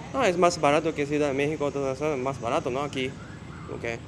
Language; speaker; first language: Spanish; non-native, learner; Japanese